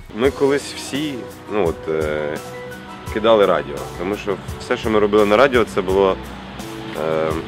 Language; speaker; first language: Ukrainian; non-native, local second language; Russian